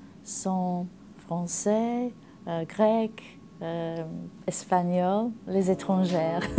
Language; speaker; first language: French; non-native, learner; English